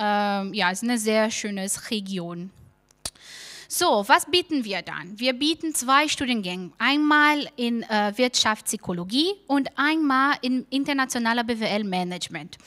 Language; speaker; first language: German; non-native, fluent; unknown